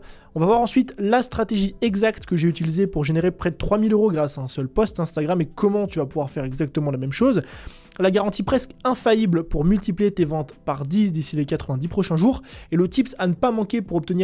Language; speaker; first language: French; native; French